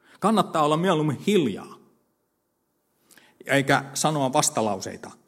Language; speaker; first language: Finnish; native; Finnish